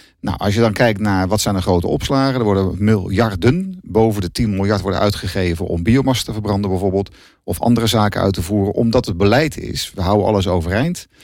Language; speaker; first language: Dutch; native; Dutch